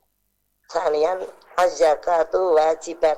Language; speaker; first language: Arabic; non-native, learner; Indonesian